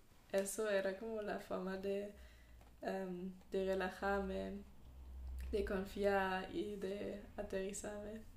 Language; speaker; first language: Spanish; non-native, fluent; German